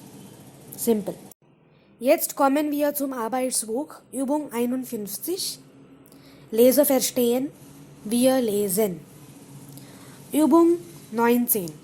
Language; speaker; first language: German; non-native, fluent; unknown